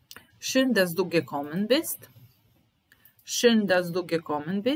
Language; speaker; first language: German; non-native, fluent; Italian